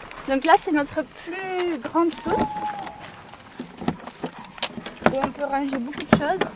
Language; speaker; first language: French; native; French